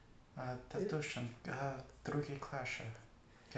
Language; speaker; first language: Polish; early bilingual, heritage; English